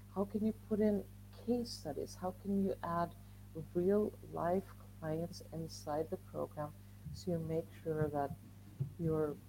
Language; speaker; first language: English; non-native, fluent; Swedish